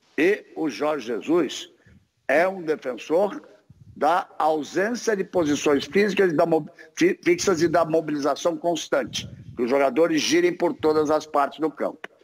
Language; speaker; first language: Portuguese; native; Portuguese